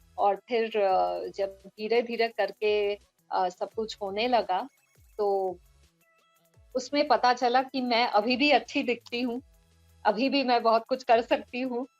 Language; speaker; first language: Hindi; non-native, local second language; Bangla